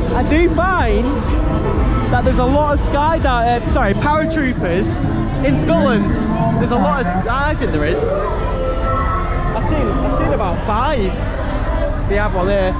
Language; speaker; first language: English; native; English